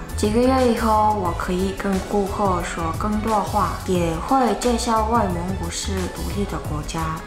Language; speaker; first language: Chinese; non-native, fluent; Mongolian